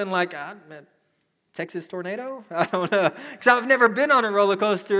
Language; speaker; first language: English; native; English